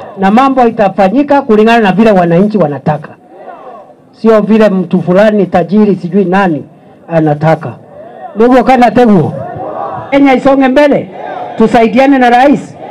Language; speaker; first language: Swahili; non-native, local second language; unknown